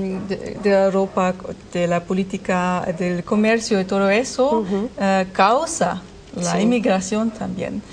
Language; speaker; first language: Spanish; non-native, learner; German